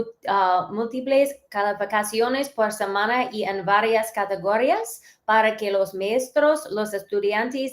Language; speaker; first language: Spanish; early bilingual, heritage; English